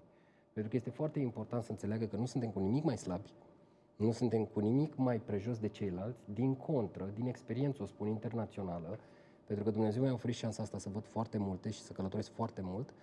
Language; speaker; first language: Romanian; native; Romanian